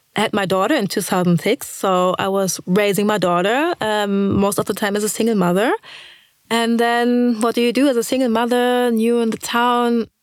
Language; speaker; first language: English; early bilingual, other home language; German